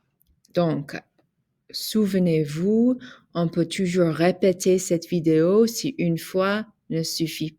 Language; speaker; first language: French; non-native, fluent; English